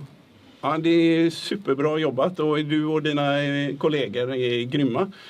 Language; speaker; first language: Swedish; native; Swedish